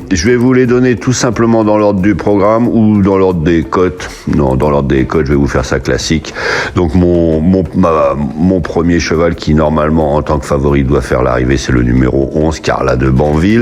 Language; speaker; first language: French; native; French